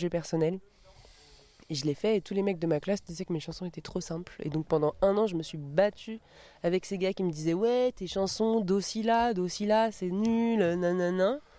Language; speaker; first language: French; native; French